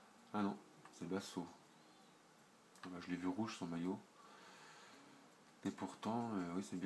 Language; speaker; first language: French; native; French